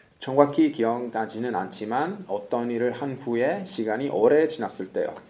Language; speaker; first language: Korean; non-native, fluent; Italian